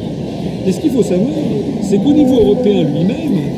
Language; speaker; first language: French; native; French